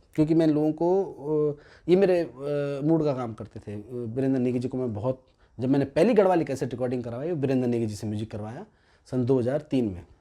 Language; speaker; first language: Hindi; non-native, local second language; Garhwali